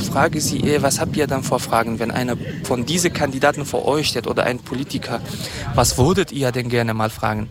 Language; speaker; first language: German; non-native, fluent; Kurdish